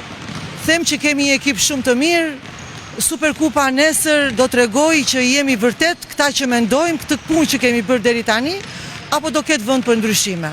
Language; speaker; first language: Albanian; native; Albanian